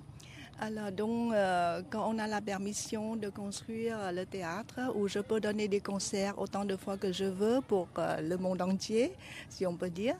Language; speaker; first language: French; non-native, fluent; Vietnamese